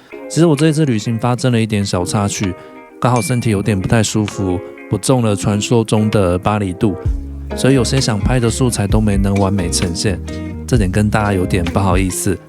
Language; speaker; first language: Chinese; native; Chinese